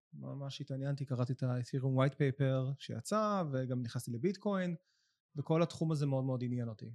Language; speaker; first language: Hebrew; native; Hebrew